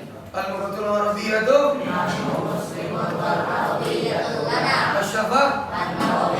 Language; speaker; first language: Arabic; non-native, learner; Indonesian